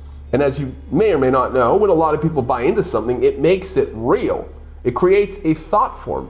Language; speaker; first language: English; native; English